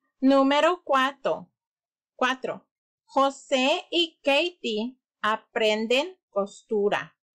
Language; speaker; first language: Spanish; early bilingual, heritage; Spanish